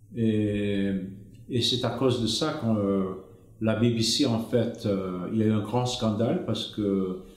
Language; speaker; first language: French; non-native, fluent; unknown